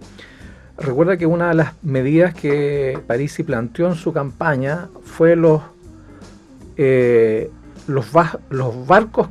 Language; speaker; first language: Spanish; native; Spanish